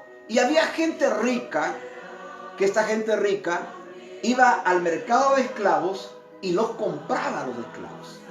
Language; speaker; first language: Spanish; native; Spanish